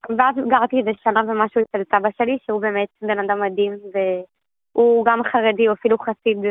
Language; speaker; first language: Hebrew; native; Hebrew